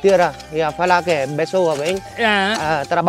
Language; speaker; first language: Portuguese; non-native, learner; Vietnamese